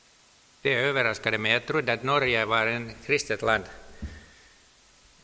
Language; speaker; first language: Swedish; non-native, local second language; Finnish